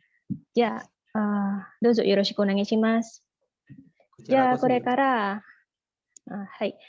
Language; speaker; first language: Japanese; non-native, fluent; Indonesian